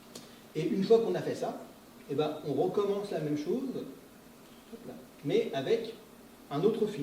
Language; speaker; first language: French; native; French